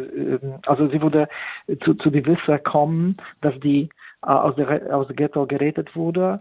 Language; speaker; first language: German; non-native, fluent; Polish